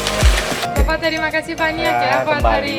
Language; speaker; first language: Indonesian; non-native, fluent; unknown